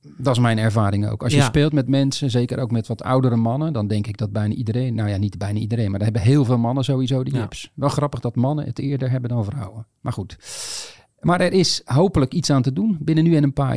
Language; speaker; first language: Dutch; native; Dutch